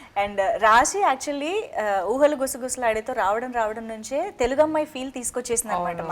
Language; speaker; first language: Telugu; native; Telugu